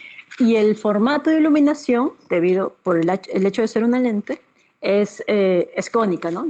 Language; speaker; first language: Spanish; native; Spanish